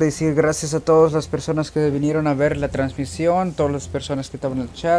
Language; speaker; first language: Spanish; early bilingual, heritage; Spanish